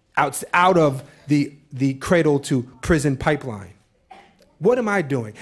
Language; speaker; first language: English; native; English